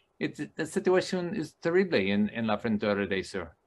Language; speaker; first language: Spanish; non-native, learner; English